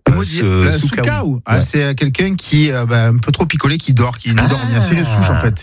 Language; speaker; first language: French; native; French